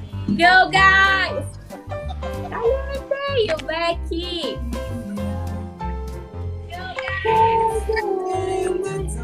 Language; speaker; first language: English; non-native, learner; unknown